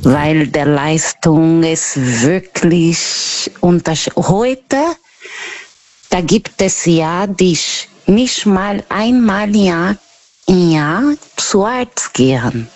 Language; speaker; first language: German; non-native, learner; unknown